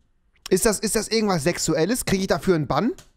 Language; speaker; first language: German; native; German